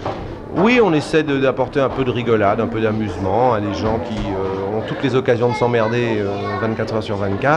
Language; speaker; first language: French; native; French